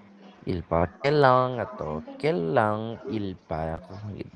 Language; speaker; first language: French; non-native, fluent; Indonesian